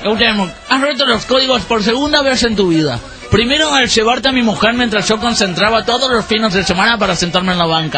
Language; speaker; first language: Spanish; native; Spanish